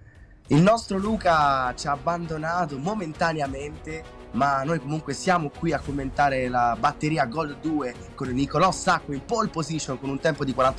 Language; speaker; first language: Italian; native; Italian